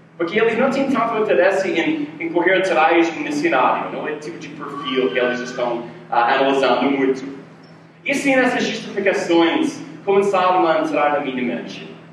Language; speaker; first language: Portuguese; non-native, fluent; English